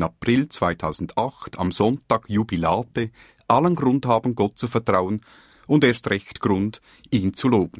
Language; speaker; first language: German; native; German